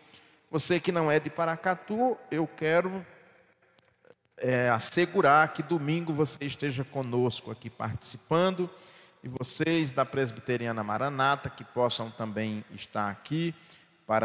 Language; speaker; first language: Portuguese; native; Portuguese